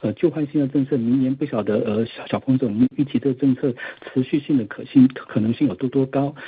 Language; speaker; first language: Chinese; native; Chinese